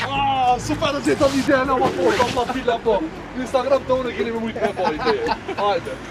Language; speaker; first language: Albanian; native; Albanian